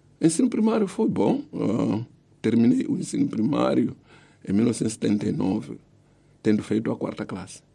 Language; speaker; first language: Portuguese; non-native, local second language; Tsonga